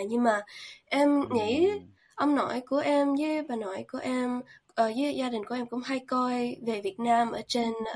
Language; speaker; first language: Vietnamese; early bilingual, heritage; Vietnamese